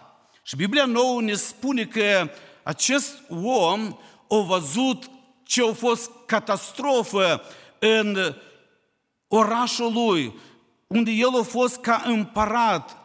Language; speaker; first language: Romanian; non-native, local second language; Ukrainian